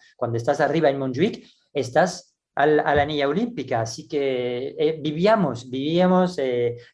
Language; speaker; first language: Spanish; non-native, fluent; French